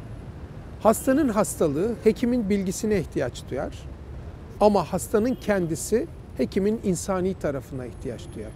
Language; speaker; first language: Turkish; native; Turkish